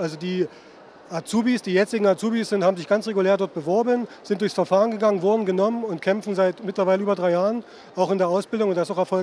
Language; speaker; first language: German; native; German